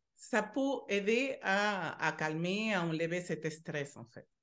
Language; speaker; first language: French; non-native, fluent; Spanish